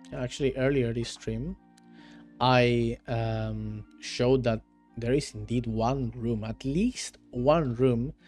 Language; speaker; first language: English; non-native, fluent; Spanish